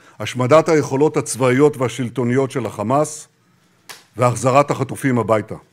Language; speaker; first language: Hebrew; native; Hebrew